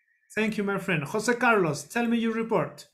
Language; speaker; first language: English; non-native, learner; Spanish